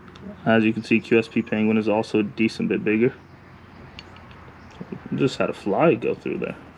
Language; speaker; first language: English; native; English